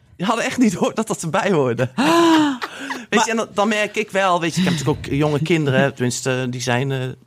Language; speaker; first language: Dutch; native; Dutch